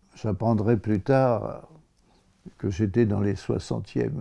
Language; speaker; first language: French; native; French